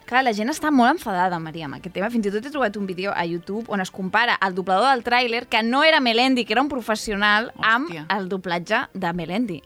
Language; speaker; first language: Catalan; non-native, local second language; Spanish